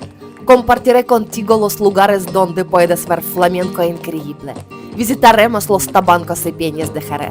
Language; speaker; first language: Spanish; non-native, learner; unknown